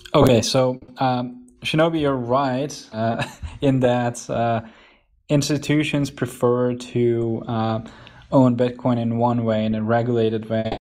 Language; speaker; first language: English; non-native, fluent; Hungarian